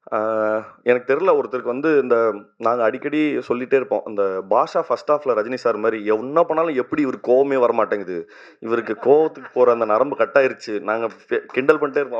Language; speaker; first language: Tamil; native; Tamil